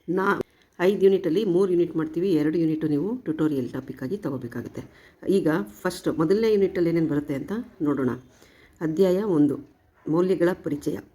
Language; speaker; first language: Kannada; native; Kannada